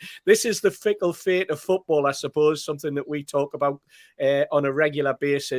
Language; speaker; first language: English; native; English